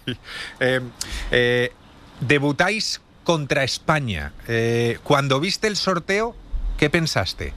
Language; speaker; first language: Spanish; native; Spanish